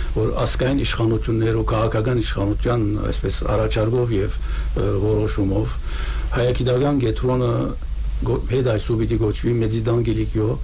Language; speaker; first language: Armenian; native; Armenian